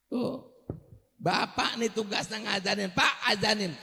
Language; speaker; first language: Indonesian; native; Indonesian